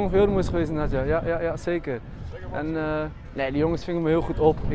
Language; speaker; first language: Dutch; early bilingual, other home language; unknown